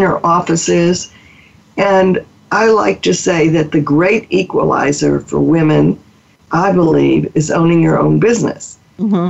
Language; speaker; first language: English; native; English